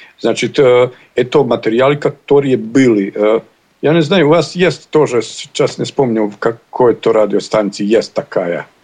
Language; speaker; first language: Russian; non-native, learner; Bosnian